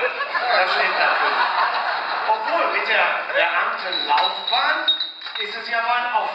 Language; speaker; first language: German; native; German